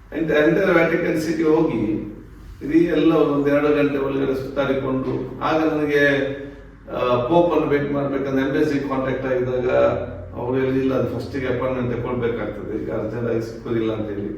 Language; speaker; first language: Kannada; non-native, local second language; Malayalam